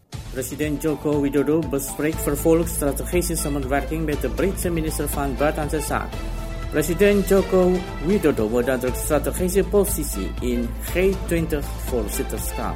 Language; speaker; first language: Dutch; non-native, fluent; Indonesian